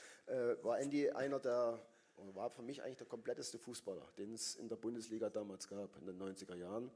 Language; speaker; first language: German; native; German